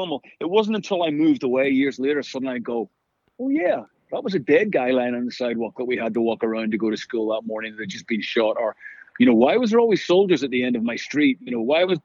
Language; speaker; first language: English; native; English